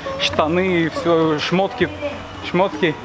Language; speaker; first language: Russian; native; Russian